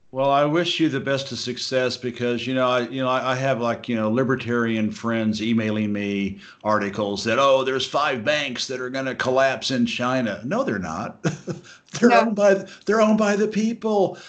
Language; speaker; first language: English; native; English